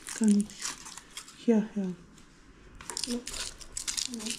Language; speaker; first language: German; early bilingual, heritage; Bosnian